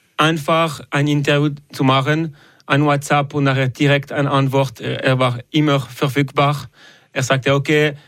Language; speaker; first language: German; non-native, local second language; French